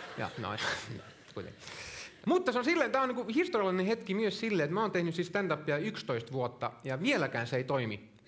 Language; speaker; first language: Finnish; non-native, local second language; Swedish